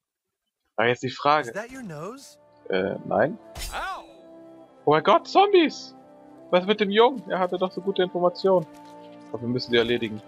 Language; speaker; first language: German; native; German